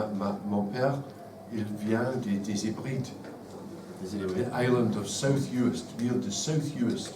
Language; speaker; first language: French; non-native, fluent; English